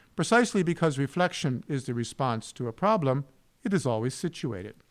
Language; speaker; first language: English; native; English